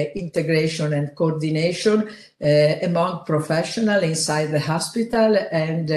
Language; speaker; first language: English; non-native, fluent; Italian